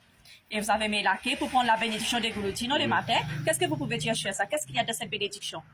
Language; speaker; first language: French; non-native, local second language; Morisyen